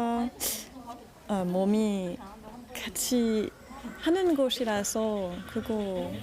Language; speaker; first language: Korean; non-native, learner; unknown